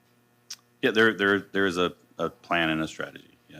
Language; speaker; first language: English; native; English